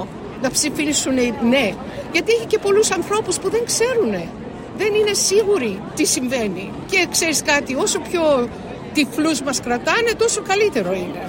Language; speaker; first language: Greek; early bilingual, heritage; Greek